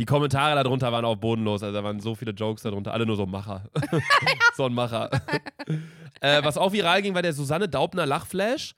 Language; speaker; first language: German; native; German